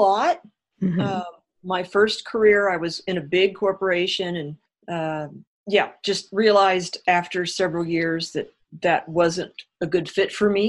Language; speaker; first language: English; native; English